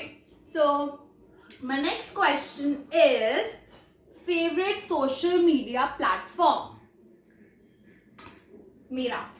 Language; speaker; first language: English; non-native, local second language; Hindi